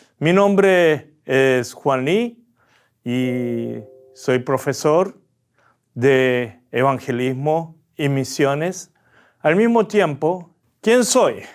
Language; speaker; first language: Spanish; early bilingual, other home language; Korean